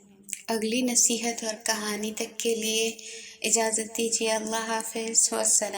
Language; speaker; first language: Urdu; native; Urdu